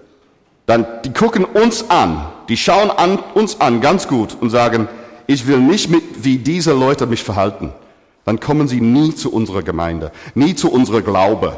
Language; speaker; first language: German; non-native, fluent; English